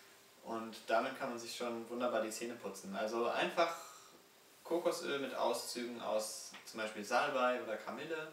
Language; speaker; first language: German; native; German